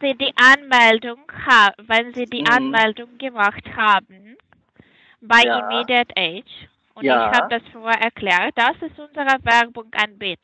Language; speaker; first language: German; non-native, fluent; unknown